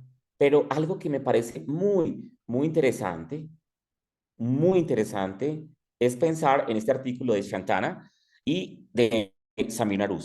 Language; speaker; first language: Spanish; native; Spanish